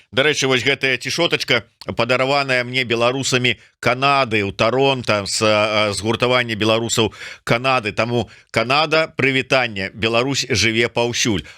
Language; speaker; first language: Belarusian; non-native, local second language; Russian